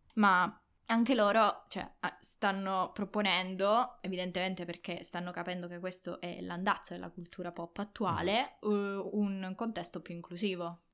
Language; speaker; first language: Italian; native; Italian